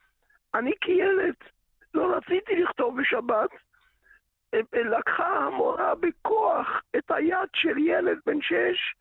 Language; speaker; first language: Hebrew; early bilingual, other home language; Yiddish